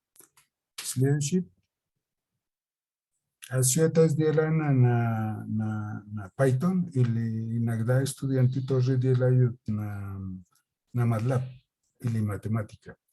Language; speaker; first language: Russian; non-native, fluent; Spanish